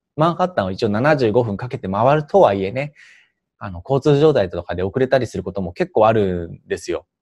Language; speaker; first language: Japanese; native; Japanese